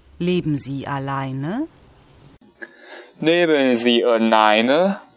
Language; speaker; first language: German; non-native, learner; Chinese